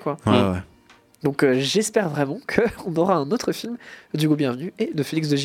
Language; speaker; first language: French; native; French